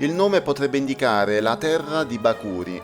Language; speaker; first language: Italian; native; Italian